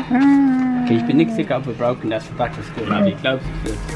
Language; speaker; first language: German; non-native, learner; English